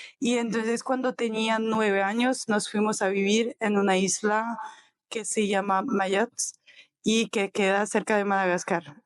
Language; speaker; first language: Spanish; non-native, fluent; French